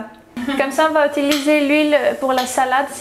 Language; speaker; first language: French; early bilingual, heritage; French